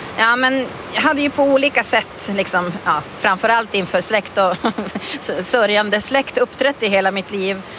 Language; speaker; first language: Swedish; native; Swedish